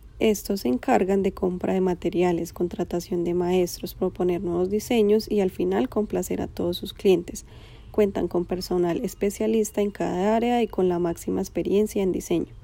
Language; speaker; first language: Spanish; native; Spanish